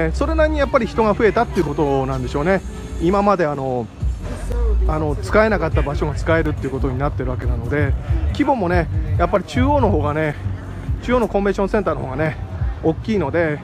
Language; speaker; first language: Japanese; native; Japanese